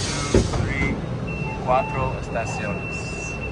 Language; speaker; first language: Spanish; non-native, learner; English